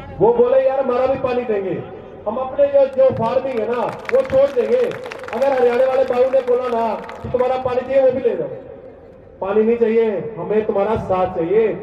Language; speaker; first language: Hindi; non-native, local second language; Punjabi